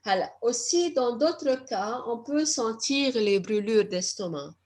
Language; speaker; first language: French; non-native, local second language; Arabic